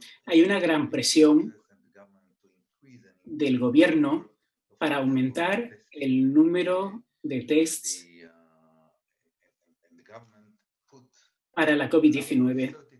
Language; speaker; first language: Spanish; non-native, fluent; Turkish